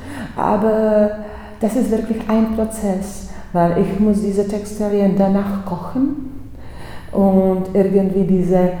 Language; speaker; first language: German; non-native, fluent; Czech